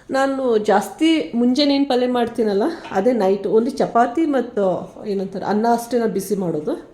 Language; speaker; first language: Kannada; native; Kannada